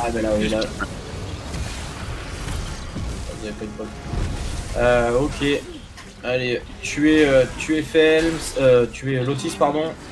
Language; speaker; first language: French; native; French